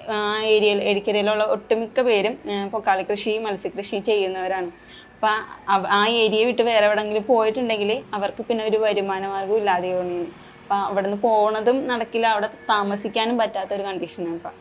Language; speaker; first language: Malayalam; native; Malayalam